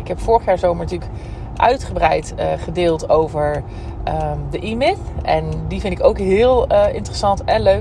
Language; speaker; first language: Dutch; native; Dutch